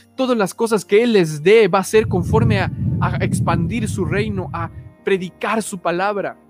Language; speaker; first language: Spanish; native; Spanish